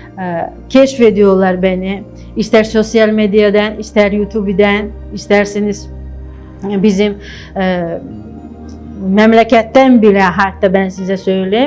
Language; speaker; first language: Turkish; non-native, fluent; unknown